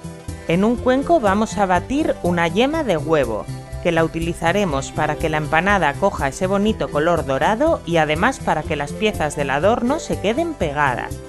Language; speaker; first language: Spanish; native; Spanish